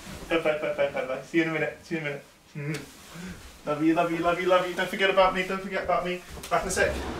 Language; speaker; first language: English; native; English